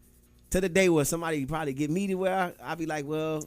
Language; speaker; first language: English; native; English